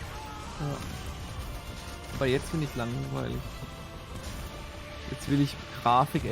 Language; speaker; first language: German; native; German